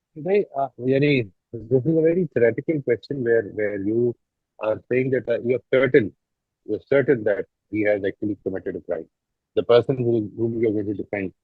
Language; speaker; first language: English; non-native, local second language; Urdu